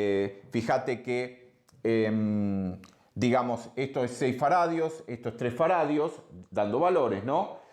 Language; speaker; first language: Spanish; native; Spanish